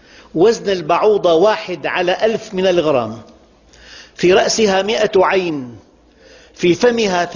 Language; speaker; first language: Arabic; native; Arabic